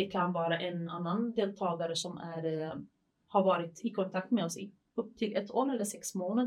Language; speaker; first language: Swedish; non-native, fluent; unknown